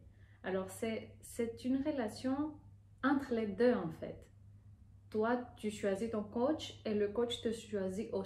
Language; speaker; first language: French; non-native, fluent; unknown